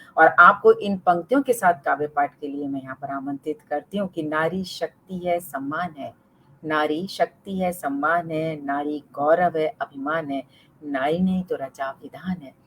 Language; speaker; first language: Hindi; native; Hindi